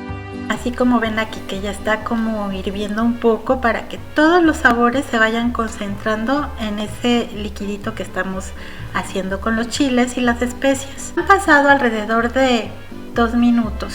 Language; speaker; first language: Spanish; native; Spanish